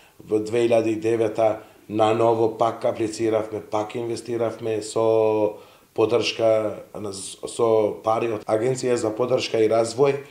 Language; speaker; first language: Macedonian; non-native, local second language; Serbian